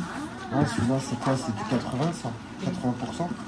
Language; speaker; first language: French; native; French